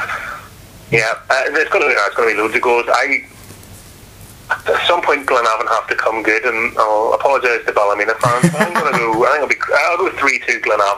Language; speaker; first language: English; native; English